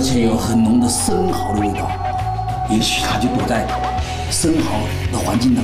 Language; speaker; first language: Chinese; native; Chinese